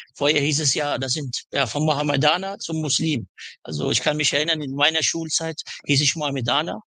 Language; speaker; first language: German; early bilingual, other home language; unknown